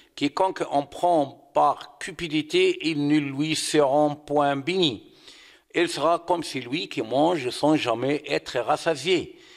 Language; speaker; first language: French; non-native, fluent; Arabic